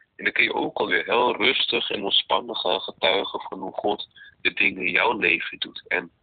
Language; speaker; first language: Dutch; native; Dutch